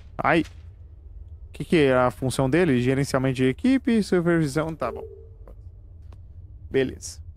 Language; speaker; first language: Portuguese; native; Portuguese